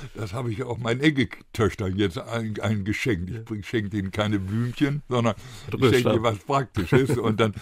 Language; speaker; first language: German; native; German